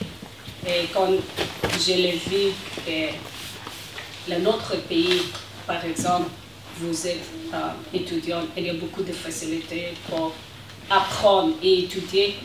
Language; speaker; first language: French; non-native, learner; Persian